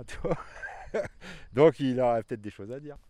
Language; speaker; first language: French; native; French